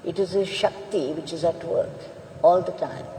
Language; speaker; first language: English; non-native, local second language; Tamil